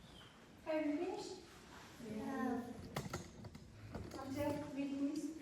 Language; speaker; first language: English; non-native, learner; Kazakh